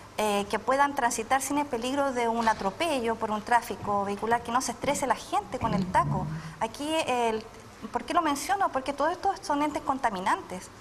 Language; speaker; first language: Spanish; native; Spanish